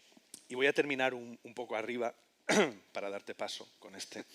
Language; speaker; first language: Spanish; native; Spanish